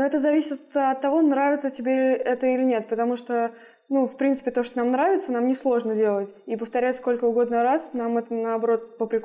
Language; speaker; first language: Russian; native; Russian